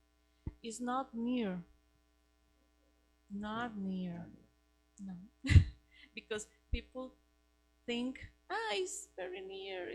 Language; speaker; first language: English; non-native, learner; Spanish